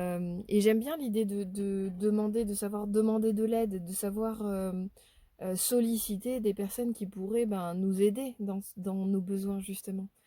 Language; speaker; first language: French; native; French